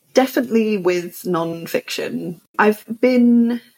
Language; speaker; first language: English; native; English